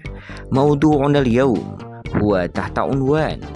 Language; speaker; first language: Arabic; non-native, fluent; Indonesian